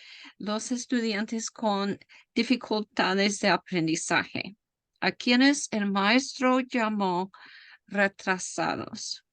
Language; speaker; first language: Spanish; non-native, fluent; English